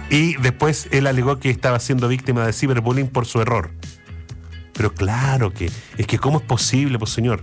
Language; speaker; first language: Spanish; native; Spanish